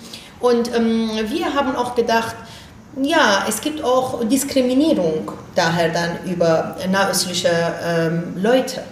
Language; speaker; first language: German; non-native, fluent; Persian